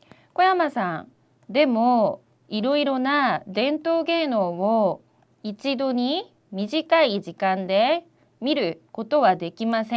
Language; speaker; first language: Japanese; non-native, fluent; Korean